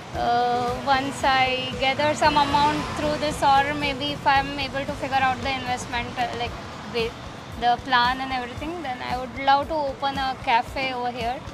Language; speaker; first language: English; non-native, local second language; Gujarati